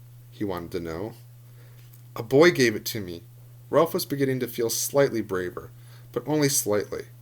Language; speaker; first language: English; native; English